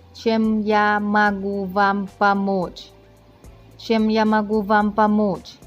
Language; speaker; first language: Russian; non-native, learner; Thai